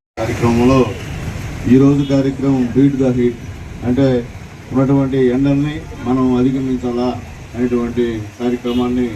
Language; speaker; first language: Telugu; native; Telugu